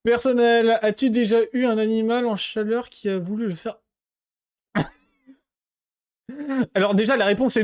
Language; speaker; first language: French; native; French